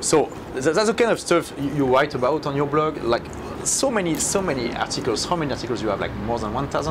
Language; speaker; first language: English; non-native, fluent; French